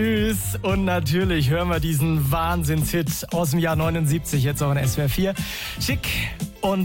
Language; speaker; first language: German; native; German